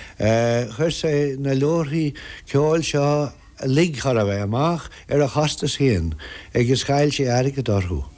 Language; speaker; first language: Irish; non-native, local second language; English